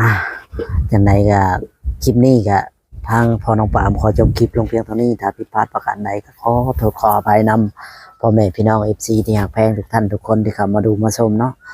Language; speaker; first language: Thai; non-native, local second language; Lao